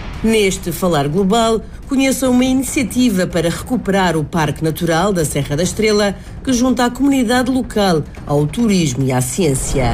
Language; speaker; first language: Portuguese; native; Portuguese